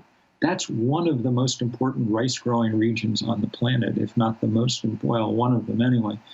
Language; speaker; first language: English; native; English